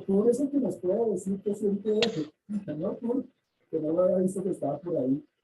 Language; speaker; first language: Spanish; native; Spanish